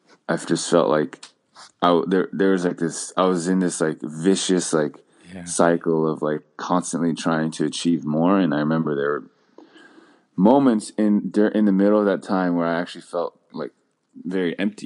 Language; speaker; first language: English; native; English